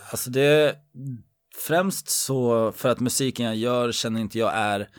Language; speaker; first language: Swedish; native; Swedish